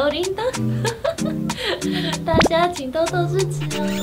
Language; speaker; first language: Chinese; non-native, fluent; Japanese